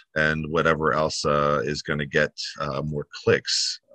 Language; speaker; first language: English; native; English